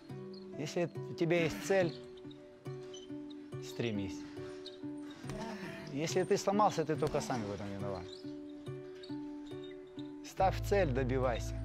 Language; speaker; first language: Russian; native; Russian